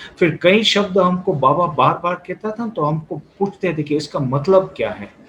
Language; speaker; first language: Hindi; non-native, fluent; Gujarati